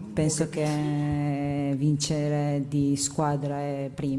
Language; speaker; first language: Italian; non-native, learner; Georgian